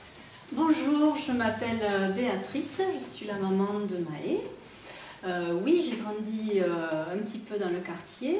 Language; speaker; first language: French; native; French